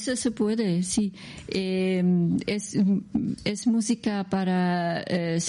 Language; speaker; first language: Spanish; non-native, learner; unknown